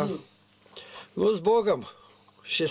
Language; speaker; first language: Russian; native; Russian